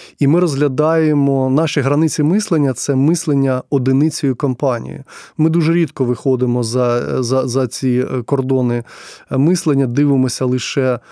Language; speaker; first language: Ukrainian; non-native, local second language; Russian